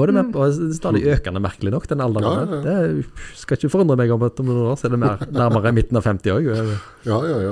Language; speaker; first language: Norwegian; native; Norwegian